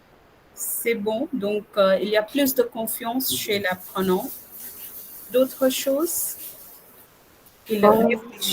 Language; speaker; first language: French; non-native, fluent; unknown